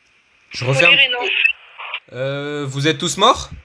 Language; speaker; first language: French; native; French